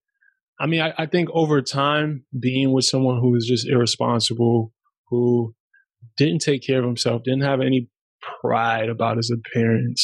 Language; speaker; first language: English; early bilingual, other home language; German